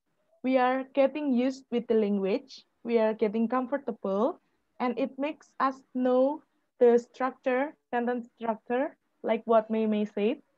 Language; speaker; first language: English; non-native, fluent; Indonesian